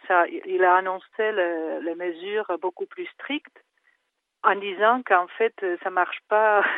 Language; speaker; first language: French; non-native, fluent; Czech